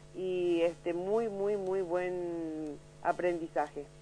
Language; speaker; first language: Spanish; native; Spanish